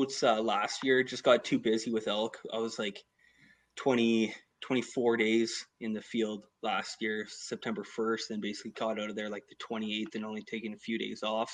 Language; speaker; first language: English; native; English